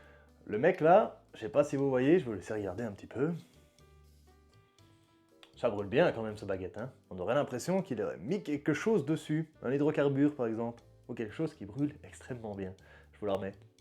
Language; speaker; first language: French; native; French